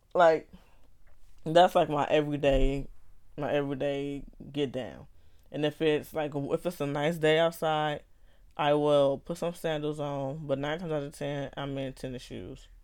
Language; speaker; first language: English; native; English